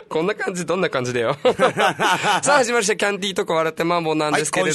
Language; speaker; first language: Japanese; native; Japanese